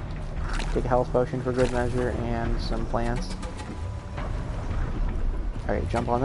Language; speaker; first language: English; native; English